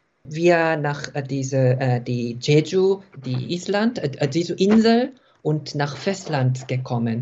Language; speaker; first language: German; non-native, fluent; Korean